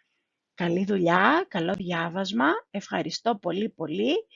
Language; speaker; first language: Greek; non-native, fluent; Spanish